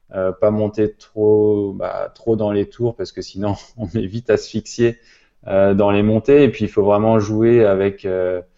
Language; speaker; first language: French; native; French